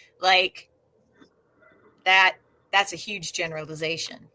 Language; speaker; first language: English; native; English